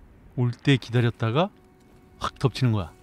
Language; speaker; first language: Korean; native; Korean